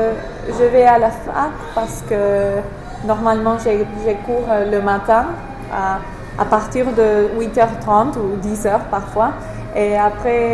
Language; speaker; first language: French; non-native, fluent; English